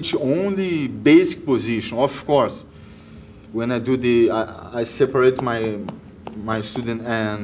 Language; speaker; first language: English; non-native, learner; Portuguese